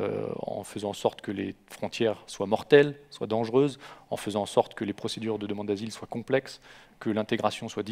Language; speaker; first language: French; native; French